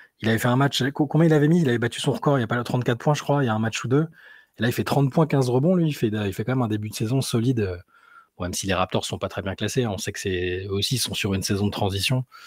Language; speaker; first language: French; native; French